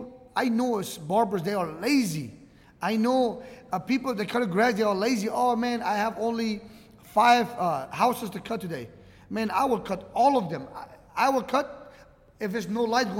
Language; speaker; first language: English; early bilingual, other home language; Arabic